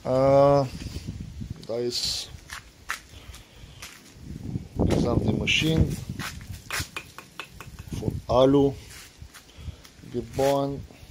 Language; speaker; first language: German; non-native, learner; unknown